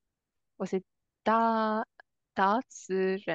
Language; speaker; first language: Chinese; non-native, learner; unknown